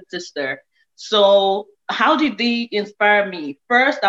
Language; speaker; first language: English; non-native, local second language; Yoruba